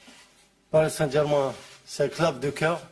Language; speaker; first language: French; non-native, learner; Arabic